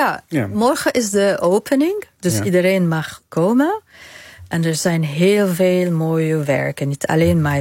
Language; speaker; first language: Dutch; non-native, fluent; Arabic